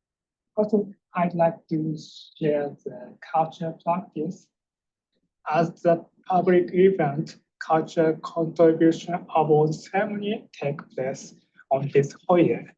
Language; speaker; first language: English; non-native, fluent; Japanese